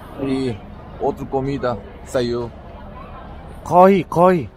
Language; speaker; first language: Portuguese; non-native, learner; Korean